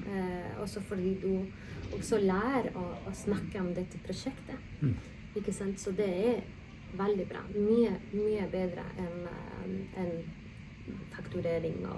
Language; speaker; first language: Norwegian; non-native, fluent; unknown